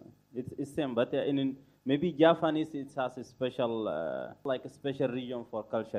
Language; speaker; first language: English; non-native, learner; Arabic